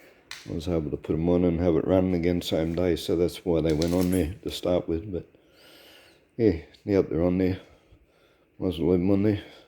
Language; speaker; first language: English; native; English